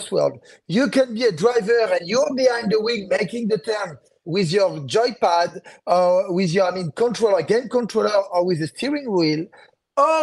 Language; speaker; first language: English; non-native, fluent; French